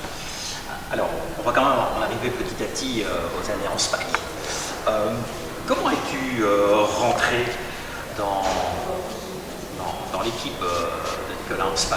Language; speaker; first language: French; native; French